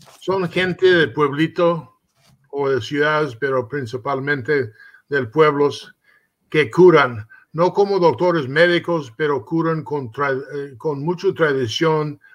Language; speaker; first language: Spanish; early bilingual, heritage; Spanish